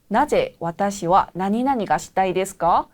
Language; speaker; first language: Japanese; non-native, fluent; Korean